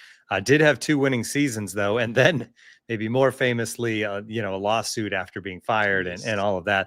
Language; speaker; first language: English; native; English